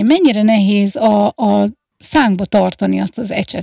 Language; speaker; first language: Hungarian; native; Hungarian